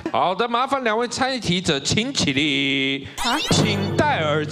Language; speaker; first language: Chinese; native; Chinese